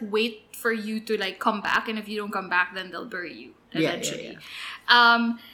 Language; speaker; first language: English; non-native, local second language; Filipino